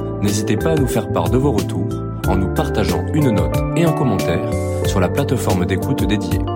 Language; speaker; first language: French; native; French